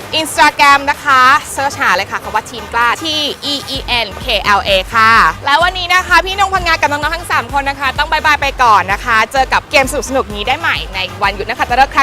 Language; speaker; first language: Thai; native; Thai